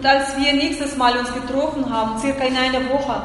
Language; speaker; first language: German; non-native, fluent; Russian